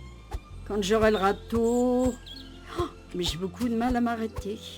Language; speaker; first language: French; native; French